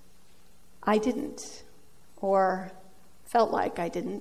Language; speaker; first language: English; early bilingual, other home language; Dutch